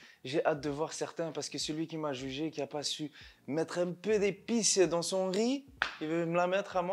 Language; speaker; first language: French; native; French